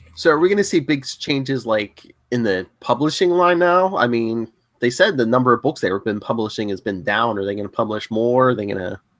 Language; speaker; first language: English; native; English